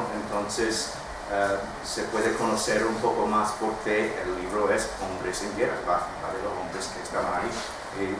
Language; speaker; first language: Spanish; non-native, fluent; English